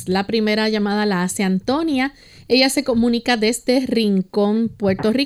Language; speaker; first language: Spanish; native; Spanish